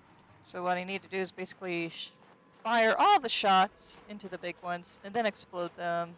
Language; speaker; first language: English; native; English